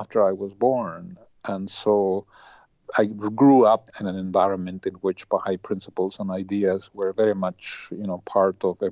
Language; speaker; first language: English; non-native, fluent; Spanish